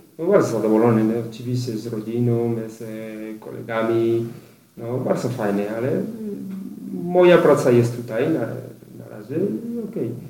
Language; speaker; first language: Polish; non-native, learner; Spanish